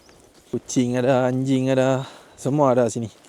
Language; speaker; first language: Malay; native; Malay